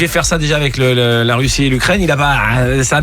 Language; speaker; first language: French; native; French